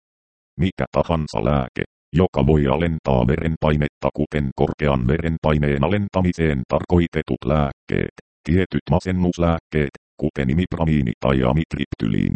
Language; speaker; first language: Finnish; native; Finnish